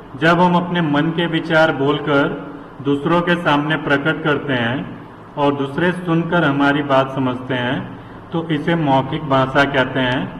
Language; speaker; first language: Hindi; native; Hindi